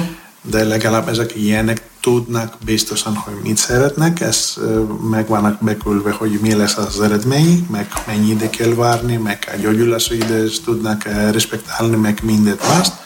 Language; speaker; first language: Hungarian; non-native, learner; Greek